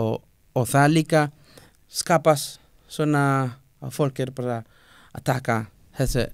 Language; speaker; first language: Icelandic; non-native, fluent; Spanish